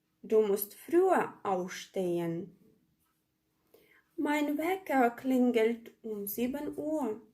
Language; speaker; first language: German; non-native, fluent; Ukrainian